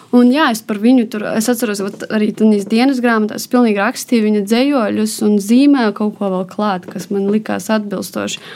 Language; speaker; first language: Latvian; non-native, local second language; Russian